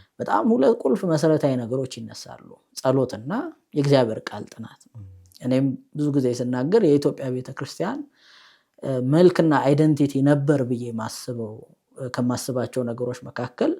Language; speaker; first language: Amharic; native; Amharic